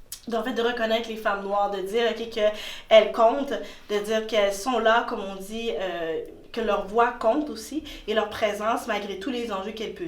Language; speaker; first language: French; native; French